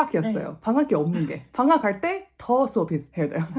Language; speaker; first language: Korean; non-native, fluent; English